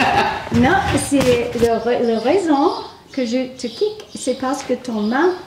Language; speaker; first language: French; non-native, learner; English